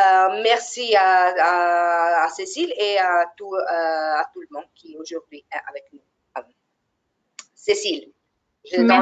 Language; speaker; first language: French; non-native, fluent; Italian